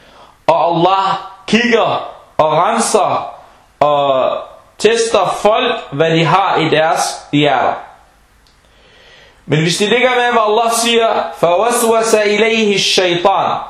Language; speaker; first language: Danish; early bilingual, other home language; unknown